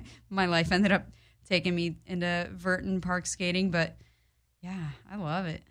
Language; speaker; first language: English; early bilingual, other home language; Polish